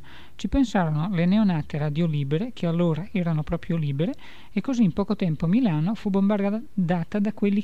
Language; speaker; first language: Italian; native; Italian